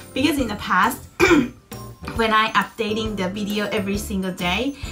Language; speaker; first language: English; non-native, fluent; Japanese